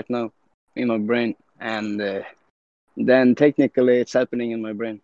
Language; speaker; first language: English; non-native, fluent; Swedish